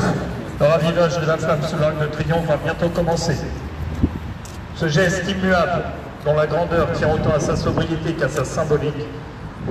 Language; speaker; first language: French; native; French